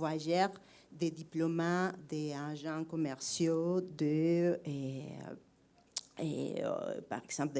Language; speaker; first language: French; non-native, fluent; Spanish